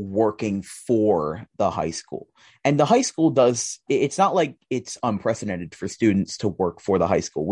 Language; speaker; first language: English; native; English